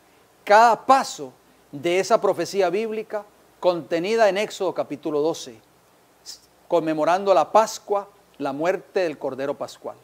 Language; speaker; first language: Spanish; native; Spanish